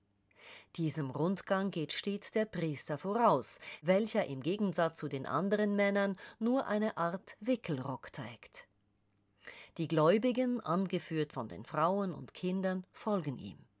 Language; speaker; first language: German; native; German